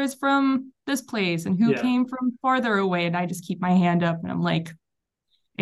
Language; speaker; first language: English; non-native, fluent; Hebrew